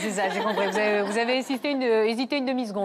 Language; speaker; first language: French; native; French